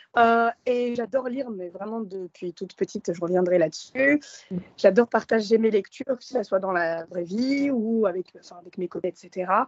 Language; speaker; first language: French; early bilingual, other home language; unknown